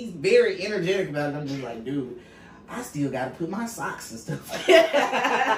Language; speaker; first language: English; native; English